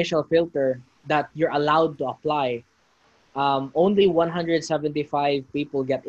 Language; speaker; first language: English; non-native, local second language; Cebuano